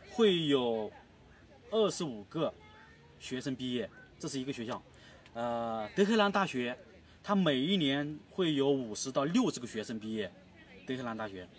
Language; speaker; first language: Chinese; native; Chinese